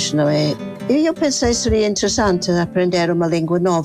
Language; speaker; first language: Portuguese; non-native, fluent; English